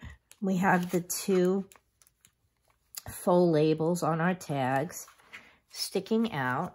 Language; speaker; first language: English; native; English